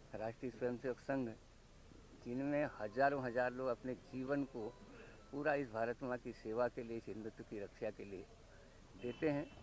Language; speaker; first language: Hindi; native; Hindi